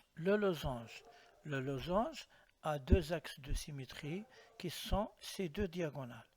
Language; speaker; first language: French; non-native, local second language; Arabic